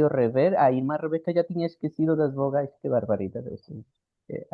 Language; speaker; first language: Spanish; non-native, fluent; Portuguese